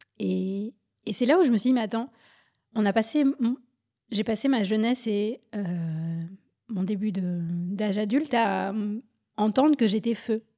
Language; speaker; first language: French; native; French